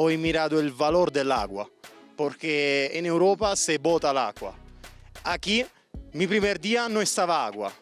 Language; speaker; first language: Spanish; non-native, learner; Italian